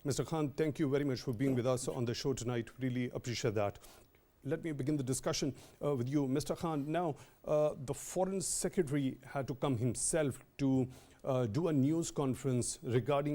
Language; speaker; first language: English; non-native, local second language; Urdu